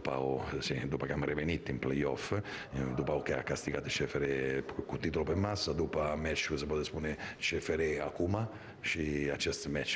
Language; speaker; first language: Romanian; non-native, fluent; Italian